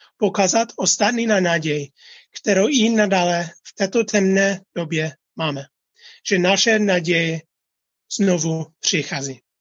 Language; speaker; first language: Czech; non-native, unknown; English